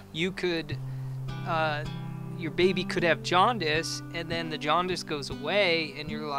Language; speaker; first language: English; native; English